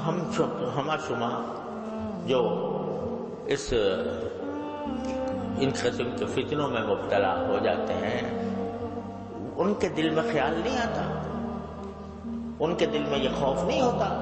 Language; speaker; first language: Urdu; native; Urdu